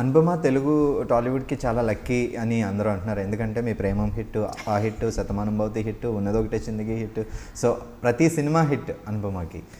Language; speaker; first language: Telugu; native; Telugu